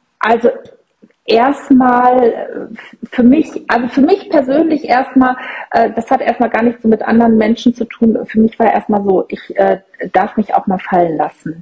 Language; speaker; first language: German; early bilingual, other home language; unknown